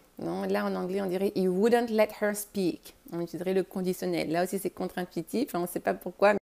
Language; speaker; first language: French; native; French